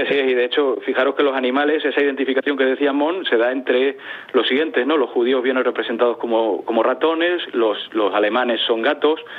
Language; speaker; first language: Spanish; native; Spanish